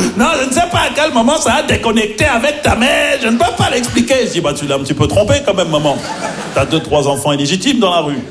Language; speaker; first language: French; early bilingual, other home language; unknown